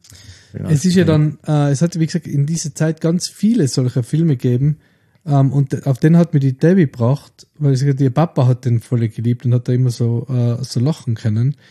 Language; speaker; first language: German; native; German